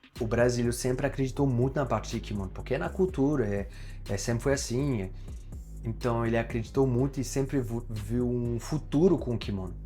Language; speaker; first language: Portuguese; non-native, fluent; French